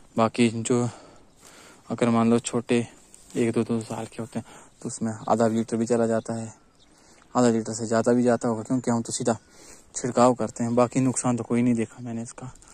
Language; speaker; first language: Hindi; native; Hindi